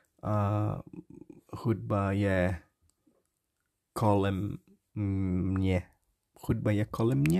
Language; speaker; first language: Czech; non-native, learner; Portuguese